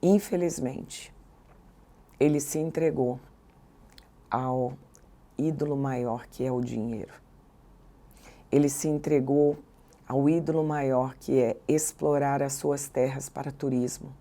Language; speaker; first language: Portuguese; native; Portuguese